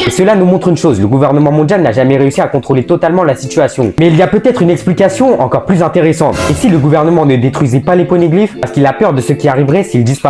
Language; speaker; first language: French; native; French